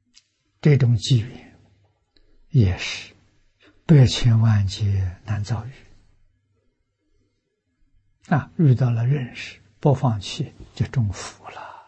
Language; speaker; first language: Chinese; native; Chinese